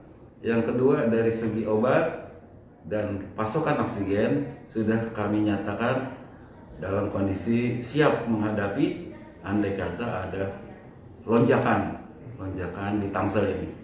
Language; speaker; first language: Indonesian; native; Indonesian